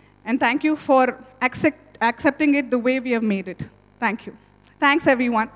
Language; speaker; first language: English; non-native, local second language; Telugu